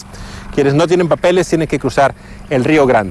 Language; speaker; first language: Spanish; native; Spanish